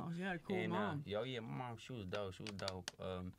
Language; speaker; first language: English; native; English